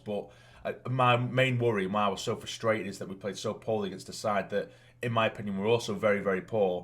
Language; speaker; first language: English; native; English